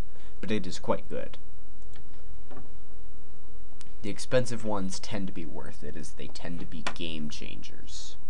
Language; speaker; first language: English; native; English